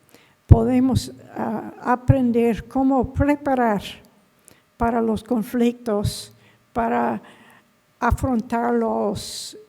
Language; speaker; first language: Spanish; non-native, fluent; English